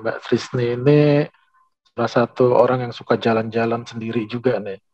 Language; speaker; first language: Indonesian; native; Indonesian